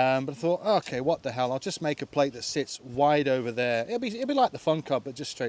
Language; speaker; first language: English; native; English